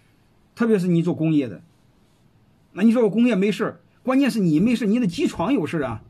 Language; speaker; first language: Chinese; native; Chinese